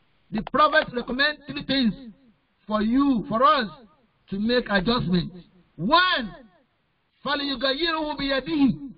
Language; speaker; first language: English; non-native, local second language; Yoruba